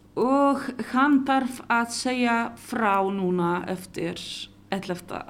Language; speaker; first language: Icelandic; non-native, local second language; Polish